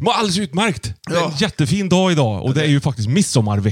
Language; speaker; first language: Swedish; native; Swedish